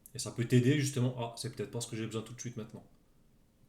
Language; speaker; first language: French; native; French